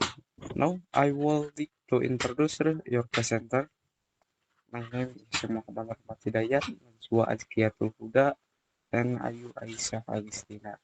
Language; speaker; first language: English; non-native, learner; Indonesian